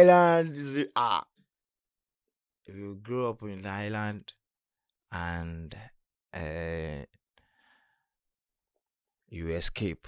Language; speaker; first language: English; non-native, local second language; Yoruba